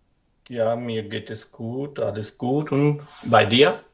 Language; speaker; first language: German; non-native, learner; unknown